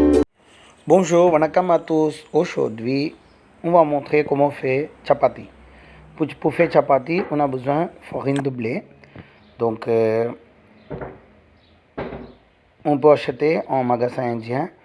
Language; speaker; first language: French; non-native, learner; Tamil